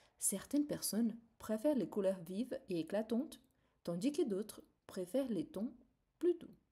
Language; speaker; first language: French; non-native, fluent; Portuguese